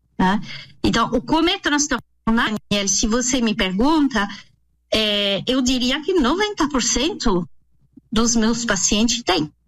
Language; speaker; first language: Portuguese; non-native, fluent; French